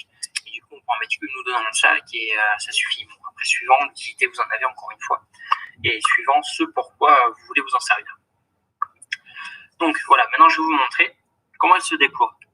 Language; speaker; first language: French; native; French